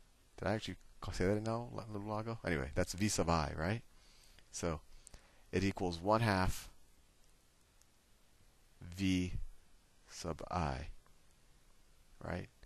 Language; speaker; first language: English; native; English